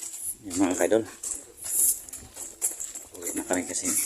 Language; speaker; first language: Filipino; non-native, local second language; Cebuano